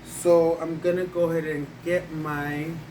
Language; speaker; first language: English; native; English